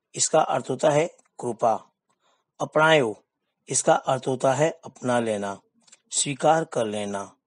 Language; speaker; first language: Hindi; non-native, local second language; Gujarati